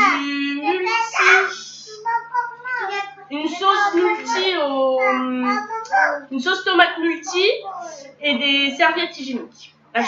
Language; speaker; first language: French; native; French